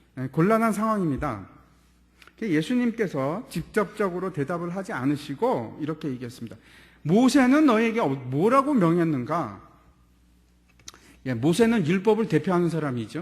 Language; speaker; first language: Korean; native; Korean